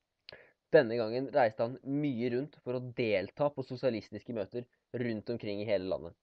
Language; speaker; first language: Norwegian; native; Norwegian